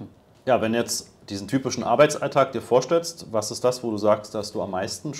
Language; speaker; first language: German; native; German